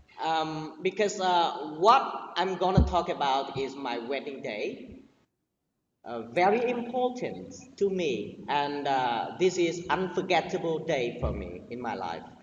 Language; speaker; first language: English; non-native, learner; Vietnamese